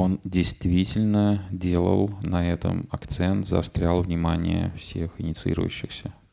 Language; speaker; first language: Russian; native; Russian